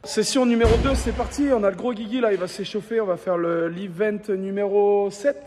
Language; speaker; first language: French; native; French